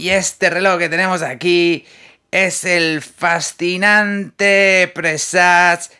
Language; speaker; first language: Spanish; native; Spanish